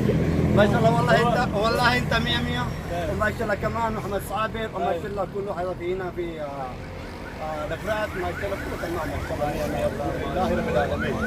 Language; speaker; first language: Arabic; non-native, learner; Saraiki